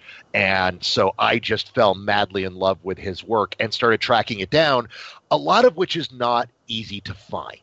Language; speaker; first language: English; native; English